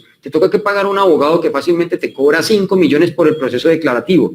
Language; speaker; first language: Spanish; native; Spanish